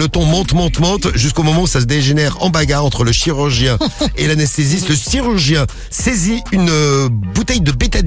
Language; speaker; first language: French; native; French